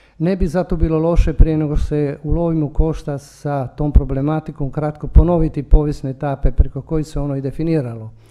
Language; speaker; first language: Croatian; non-native, local second language; Italian